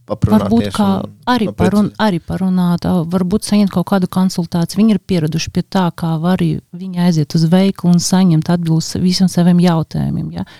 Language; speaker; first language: Latvian; non-native, local second language; Russian